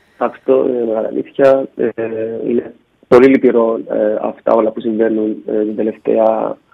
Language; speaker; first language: Greek; native; Greek